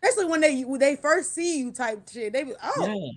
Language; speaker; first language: English; native; English